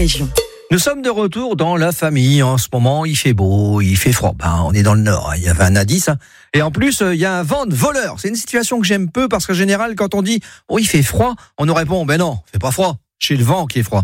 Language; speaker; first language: French; native; French